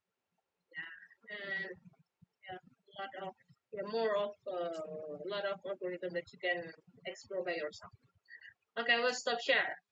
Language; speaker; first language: English; non-native, fluent; Indonesian